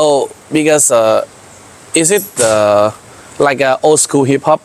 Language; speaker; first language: English; non-native, learner; Thai